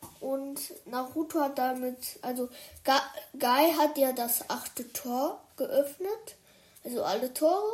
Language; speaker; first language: German; early bilingual, other home language; Chinese